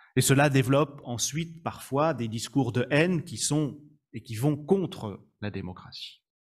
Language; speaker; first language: French; native; French